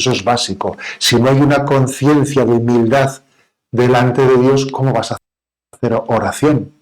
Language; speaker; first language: Spanish; native; Spanish